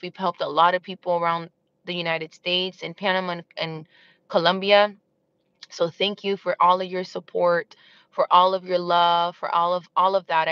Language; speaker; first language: English; native; English